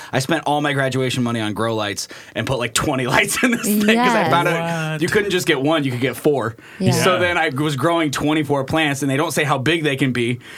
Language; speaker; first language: English; native; English